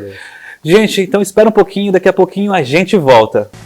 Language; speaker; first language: Portuguese; native; Portuguese